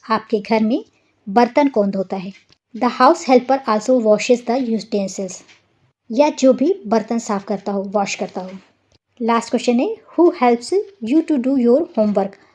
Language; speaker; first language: Hindi; native; Hindi